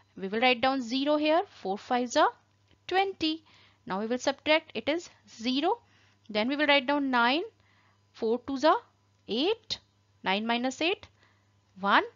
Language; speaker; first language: English; non-native, local second language; Hindi